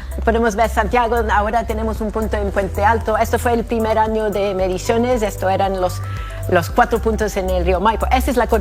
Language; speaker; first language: Spanish; non-native, fluent; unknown